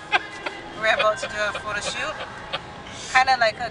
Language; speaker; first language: English; native; English